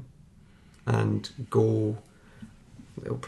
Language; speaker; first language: English; native; English